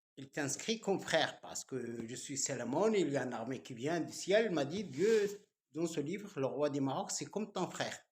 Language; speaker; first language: French; non-native, local second language; Arabic